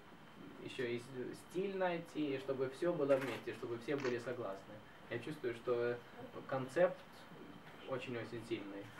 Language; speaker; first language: Russian; early bilingual, heritage; Russian